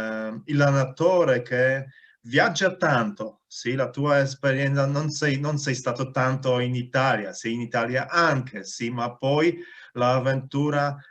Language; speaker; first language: Italian; non-native, fluent; Polish